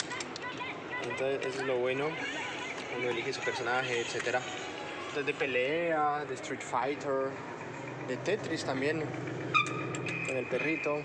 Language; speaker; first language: Spanish; non-native, fluent; French